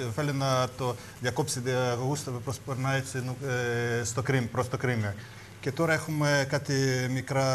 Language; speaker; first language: Greek; non-native, learner; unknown